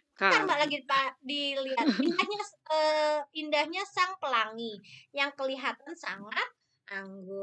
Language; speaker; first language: Indonesian; native; Indonesian